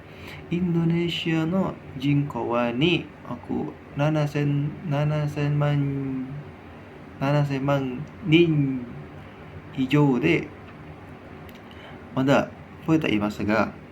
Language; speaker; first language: Japanese; non-native, learner; Indonesian